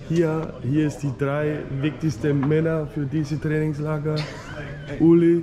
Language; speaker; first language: German; non-native, learner; Danish